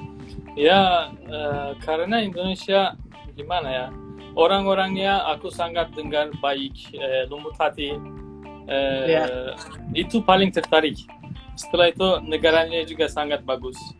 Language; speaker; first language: Indonesian; non-native, fluent; Turkish